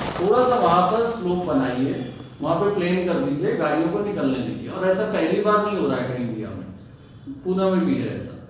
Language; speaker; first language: Hindi; non-native, local second language; Marathi